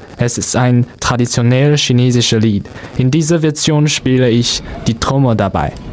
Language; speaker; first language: German; non-native, learner; Cantonese